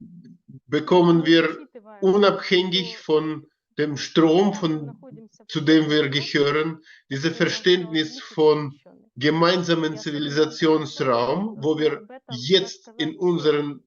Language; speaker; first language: German; non-native, learner; Russian